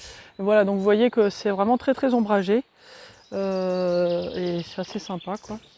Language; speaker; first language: French; native; French